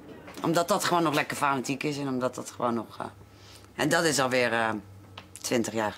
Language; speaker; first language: Dutch; native; Dutch